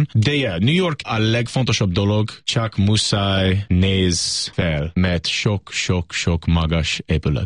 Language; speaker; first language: Hungarian; non-native, learner; English